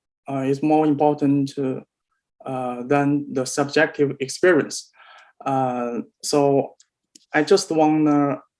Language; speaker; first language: English; non-native, learner; Chinese